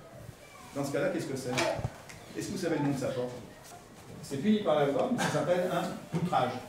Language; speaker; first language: French; native; French